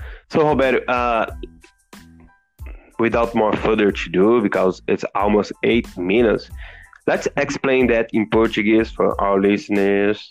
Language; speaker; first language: English; non-native, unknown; Portuguese